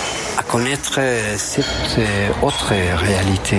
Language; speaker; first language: French; non-native, fluent; Spanish